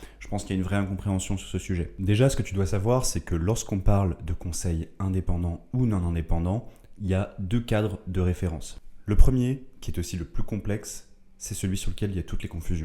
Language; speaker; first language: French; native; French